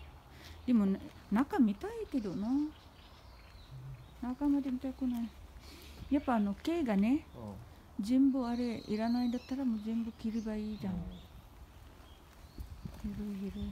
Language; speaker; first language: Japanese; non-native, learner; Filipino